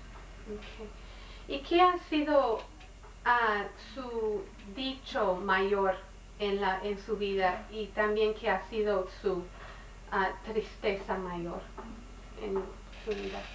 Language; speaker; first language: Spanish; non-native, learner; English